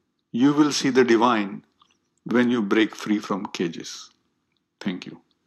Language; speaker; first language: English; non-native, local second language; Marathi